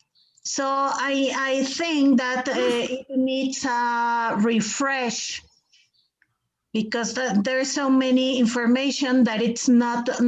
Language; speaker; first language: English; non-native, fluent; Spanish